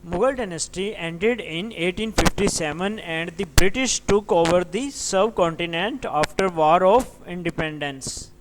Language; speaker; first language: English; non-native, local second language; Urdu